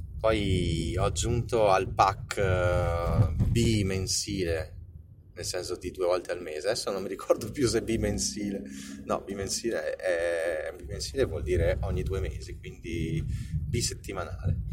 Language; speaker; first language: Italian; native; Italian